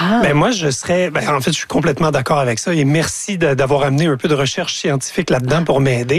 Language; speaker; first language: French; native; French